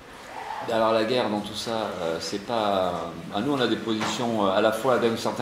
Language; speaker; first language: French; native; French